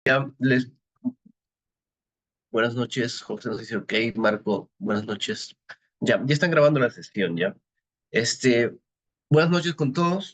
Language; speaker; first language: Spanish; native; Spanish